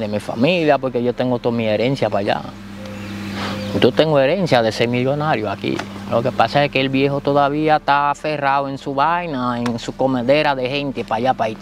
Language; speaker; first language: Spanish; early bilingual, other home language; Haitian Creole